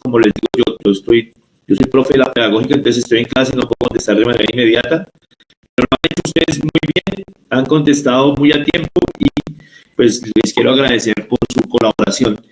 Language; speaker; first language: Spanish; native; Spanish